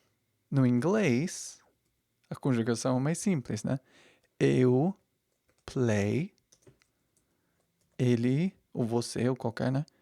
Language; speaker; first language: Portuguese; non-native, fluent; English